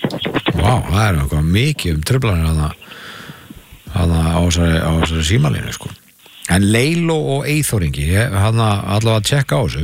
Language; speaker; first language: Icelandic; native; Icelandic